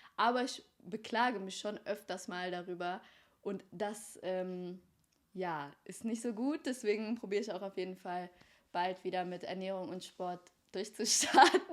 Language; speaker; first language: German; early bilingual, other home language; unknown